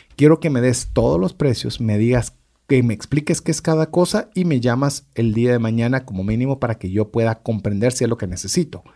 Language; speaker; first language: Spanish; native; Spanish